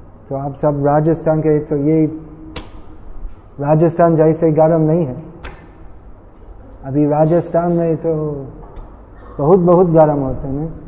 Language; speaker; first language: Hindi; non-native, fluent; English